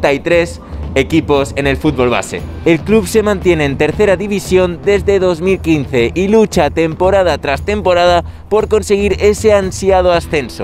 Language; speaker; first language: Spanish; native; Spanish